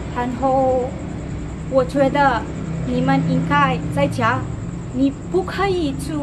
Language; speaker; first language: Chinese; non-native, learner; Indonesian